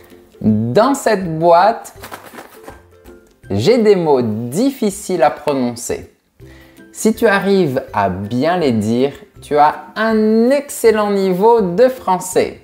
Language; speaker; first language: French; native; French